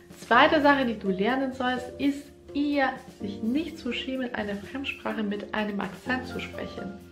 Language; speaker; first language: German; non-native, fluent; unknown